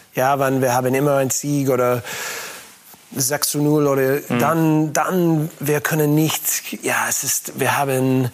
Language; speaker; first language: German; non-native, fluent; English